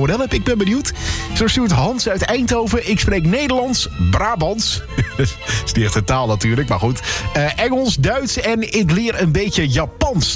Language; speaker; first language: Dutch; native; Dutch